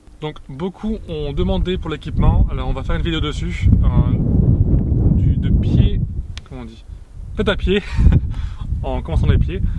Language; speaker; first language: French; native; French